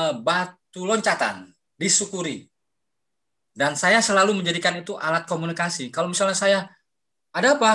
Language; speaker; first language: Indonesian; native; Indonesian